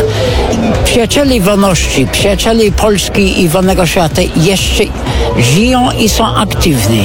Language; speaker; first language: Polish; non-native, fluent; English